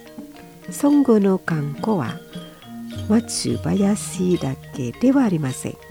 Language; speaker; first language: Japanese; non-native, fluent; Indonesian